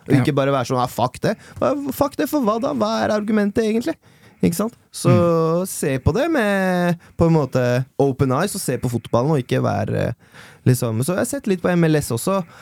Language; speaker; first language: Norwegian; early bilingual, other home language; Persian